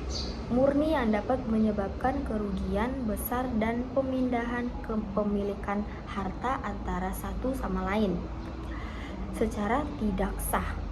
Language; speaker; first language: Indonesian; native; Indonesian